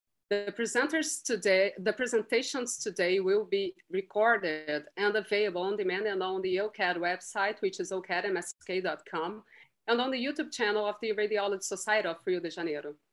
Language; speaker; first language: English; non-native, fluent; Portuguese